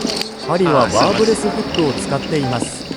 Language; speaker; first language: Japanese; native; Japanese